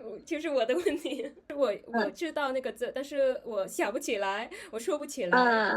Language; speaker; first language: Chinese; non-native, fluent; Vietnamese